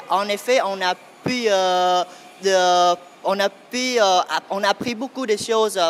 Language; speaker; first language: French; non-native, fluent; Khmer